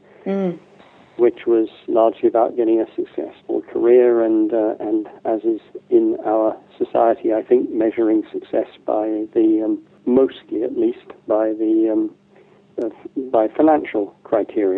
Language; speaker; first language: English; native; English